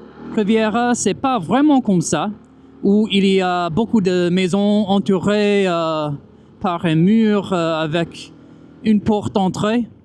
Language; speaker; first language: French; non-native, fluent; English